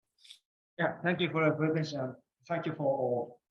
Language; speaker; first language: English; non-native, learner; Japanese